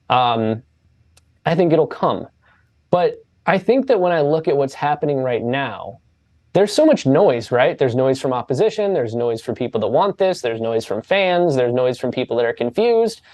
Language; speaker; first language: English; native; English